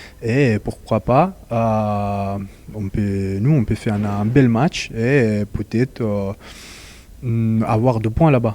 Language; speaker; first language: French; non-native, fluent; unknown